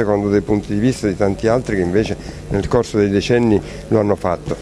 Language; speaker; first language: Italian; native; Italian